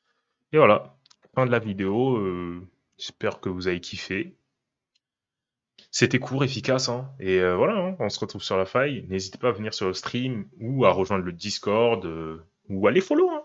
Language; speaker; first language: French; native; French